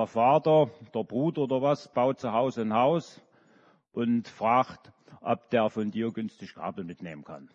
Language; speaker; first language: German; native; German